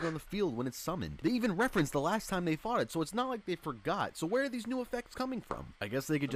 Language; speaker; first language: English; native; English